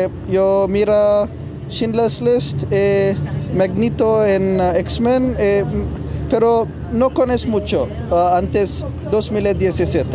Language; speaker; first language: Spanish; non-native, learner; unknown